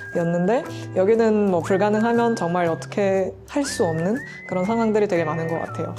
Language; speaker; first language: Korean; early bilingual, heritage; Russian